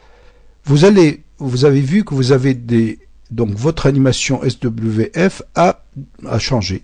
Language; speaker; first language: French; native; French